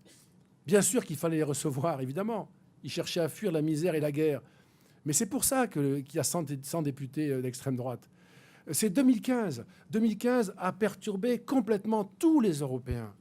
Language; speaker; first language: French; native; French